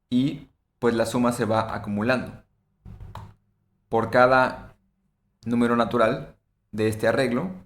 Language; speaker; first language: Spanish; native; Spanish